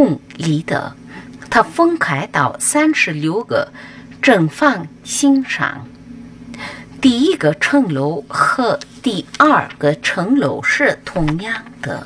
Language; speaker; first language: Chinese; non-native, learner; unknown